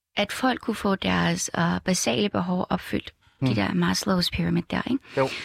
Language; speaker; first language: Danish; non-native, fluent; Vietnamese